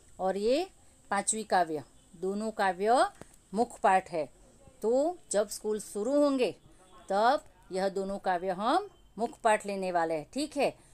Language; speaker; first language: Hindi; non-native, local second language; Gujarati